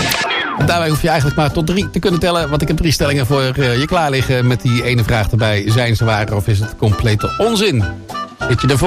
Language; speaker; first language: Dutch; native; Dutch